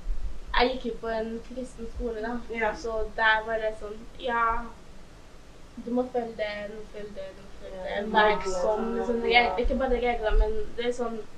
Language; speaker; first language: Norwegian; early bilingual, other home language; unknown